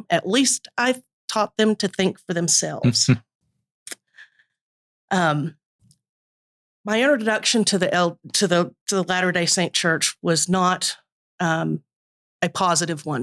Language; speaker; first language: English; native; English